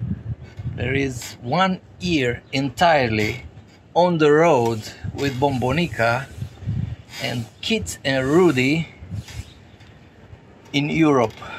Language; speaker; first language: English; non-native, fluent; Romanian